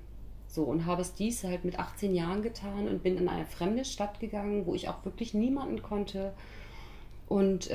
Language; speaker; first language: German; early bilingual, other home language; Arabic